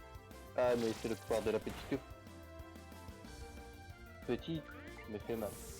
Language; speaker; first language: French; native; French